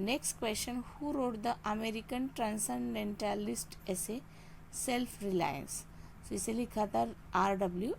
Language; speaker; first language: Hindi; non-native, local second language; Marathi